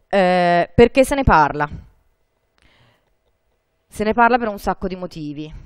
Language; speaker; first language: Italian; native; Italian